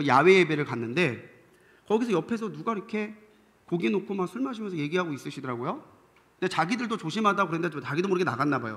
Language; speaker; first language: Korean; native; Korean